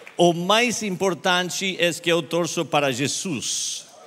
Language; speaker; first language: Portuguese; non-native, learner; English